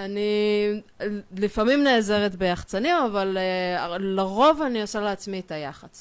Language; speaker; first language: Hebrew; native; Hebrew